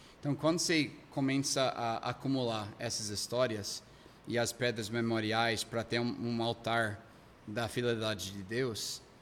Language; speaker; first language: Portuguese; non-native, fluent; English